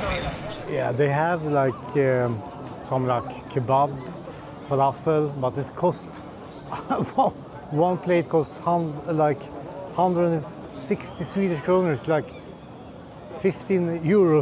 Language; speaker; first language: English; non-native, fluent; Swedish